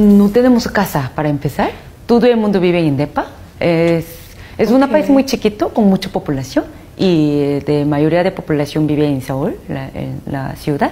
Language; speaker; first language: Spanish; non-native, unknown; Korean